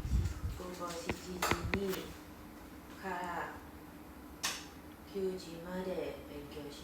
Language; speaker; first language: Japanese; non-native, learner; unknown